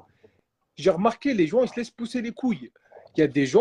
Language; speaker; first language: French; native; French